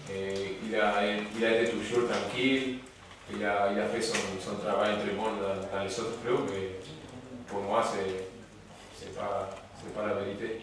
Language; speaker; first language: French; non-native, learner; Spanish